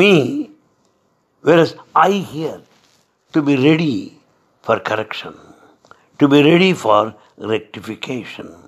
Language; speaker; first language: English; non-native, local second language; Telugu